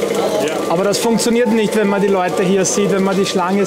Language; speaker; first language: German; native; German